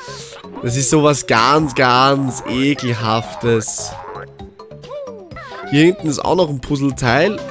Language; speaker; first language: German; native; German